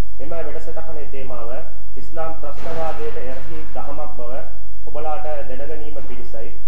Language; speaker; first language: Sinhala; non-native, local second language; Tamil